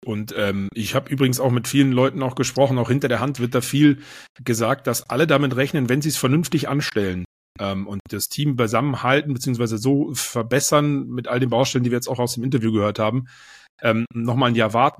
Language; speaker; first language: German; native; German